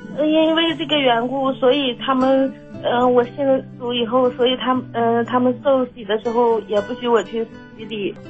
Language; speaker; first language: Chinese; native; Chinese